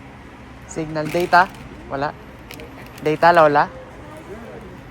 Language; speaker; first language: Filipino; native; Filipino